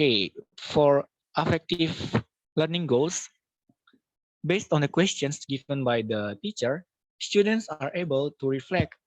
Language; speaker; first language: English; non-native, local second language; Indonesian